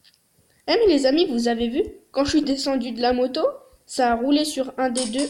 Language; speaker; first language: French; native; French